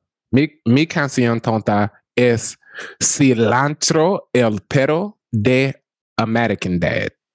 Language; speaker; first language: Spanish; non-native, learner; English